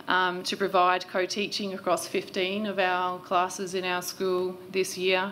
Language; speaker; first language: English; native; English